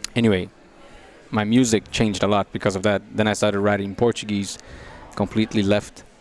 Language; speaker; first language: English; non-native, fluent; Portuguese